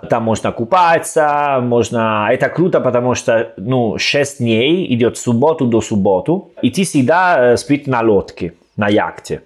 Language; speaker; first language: Russian; non-native, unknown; Italian